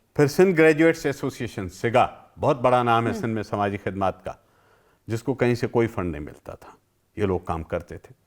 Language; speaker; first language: Urdu; non-native, local second language; Sindhi